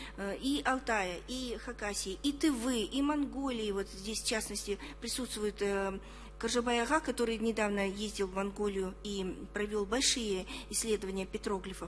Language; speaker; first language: Russian; native; Russian